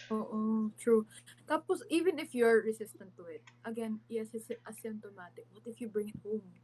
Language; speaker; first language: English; non-native, local second language; Filipino